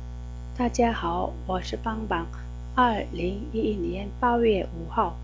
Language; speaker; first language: Chinese; non-native, fluent; Korean